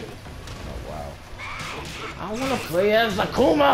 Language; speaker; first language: English; native; English